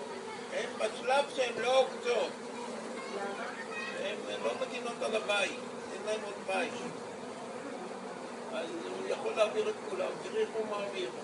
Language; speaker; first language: Hebrew; native; Hebrew